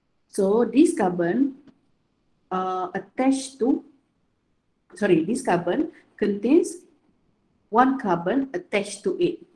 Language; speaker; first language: English; non-native, local second language; Malay